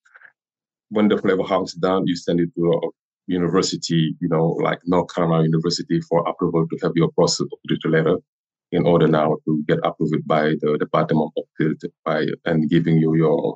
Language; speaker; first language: English; non-native, learner; French